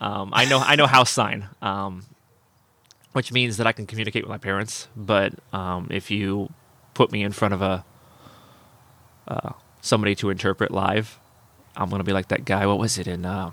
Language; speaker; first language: English; native; English